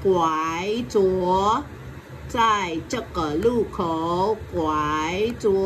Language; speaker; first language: Chinese; non-native, fluent; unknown